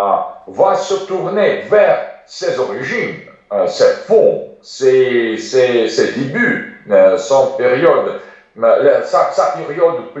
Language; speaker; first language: French; non-native, fluent; Russian